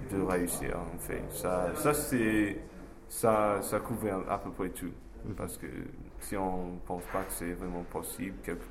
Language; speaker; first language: French; non-native, fluent; English